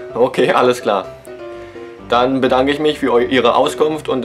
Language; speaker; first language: German; native; German